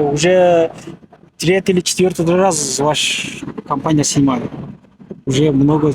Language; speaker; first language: Russian; non-native, local second language; Kyrgyz